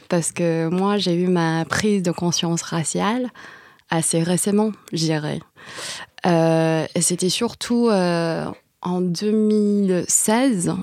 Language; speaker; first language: French; non-native, fluent; English